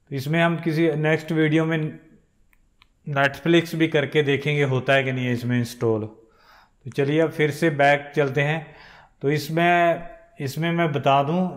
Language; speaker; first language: Hindi; non-native, local second language; Punjabi